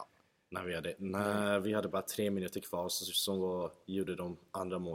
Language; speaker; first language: Swedish; non-native, fluent; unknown